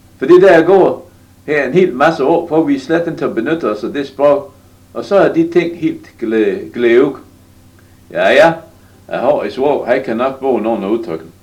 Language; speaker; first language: Danish; native; Danish